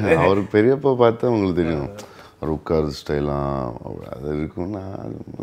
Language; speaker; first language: Tamil; non-native, learner; Telugu